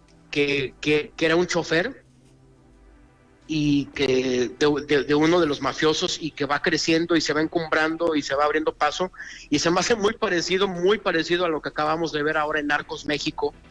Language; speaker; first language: Spanish; native; Spanish